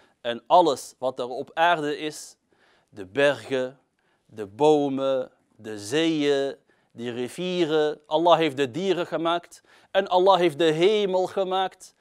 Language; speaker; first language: Dutch; early bilingual, other home language; Arabic